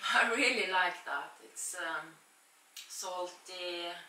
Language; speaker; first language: English; non-native, learner; Norwegian